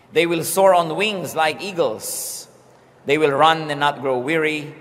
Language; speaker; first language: English; non-native, local second language; Filipino